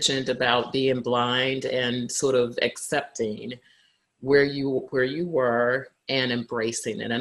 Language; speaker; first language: English; native; English